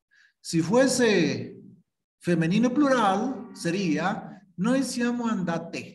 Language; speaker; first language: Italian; non-native, fluent; Spanish